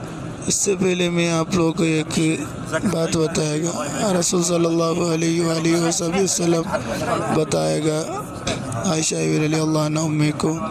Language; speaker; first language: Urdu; non-native, fluent; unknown